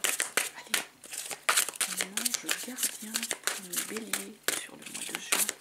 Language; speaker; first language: French; native; French